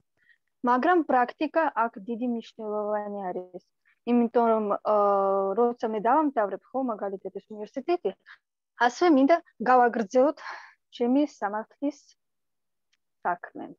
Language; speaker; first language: Georgian; non-native, local second language; Russian